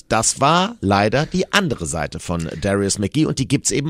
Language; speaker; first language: German; native; German